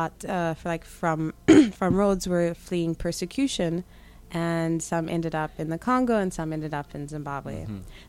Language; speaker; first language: English; non-native, local second language; Shona